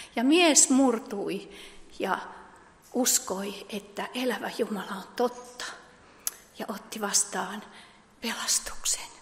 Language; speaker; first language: Finnish; native; Finnish